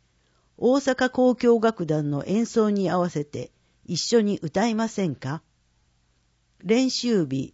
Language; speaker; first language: Japanese; native; Japanese